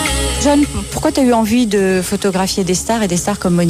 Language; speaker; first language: French; native; French